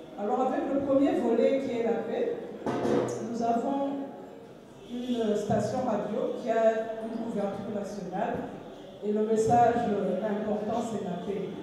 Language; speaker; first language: French; non-native, local second language; Rundi